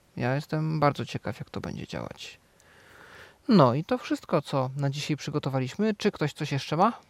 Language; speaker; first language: Polish; native; Polish